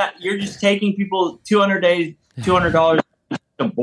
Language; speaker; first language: English; native; English